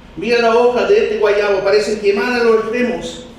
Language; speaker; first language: Spanish; early bilingual, heritage; Spanish